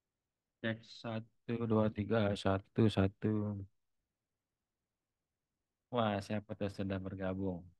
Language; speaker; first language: Indonesian; native; Indonesian